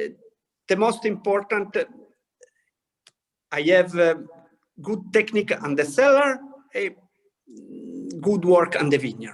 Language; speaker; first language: English; non-native, learner; Italian